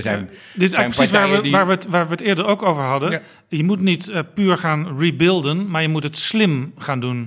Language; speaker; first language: Dutch; native; Dutch